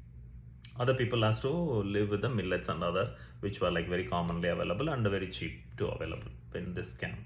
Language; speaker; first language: English; non-native, local second language; Tamil